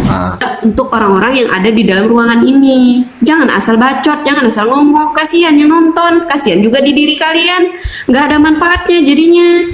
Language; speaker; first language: Indonesian; native; Indonesian